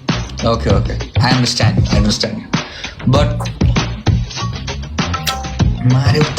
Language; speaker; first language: English; non-native, learner; Nepali